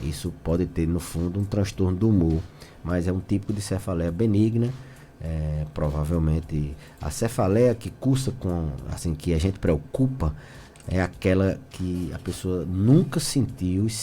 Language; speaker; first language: Portuguese; native; Portuguese